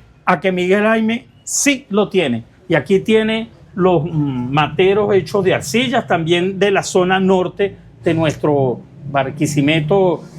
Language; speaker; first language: Spanish; native; Spanish